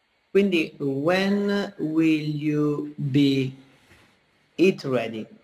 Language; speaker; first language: English; non-native, learner; Italian